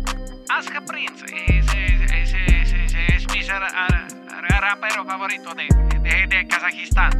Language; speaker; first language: Spanish; non-native, learner; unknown